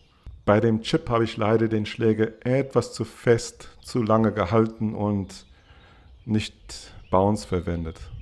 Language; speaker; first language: German; non-native, fluent; English